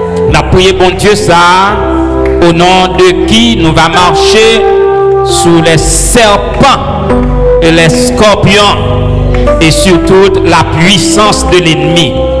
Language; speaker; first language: French; native; French